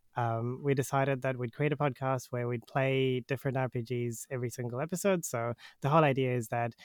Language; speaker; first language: English; native; English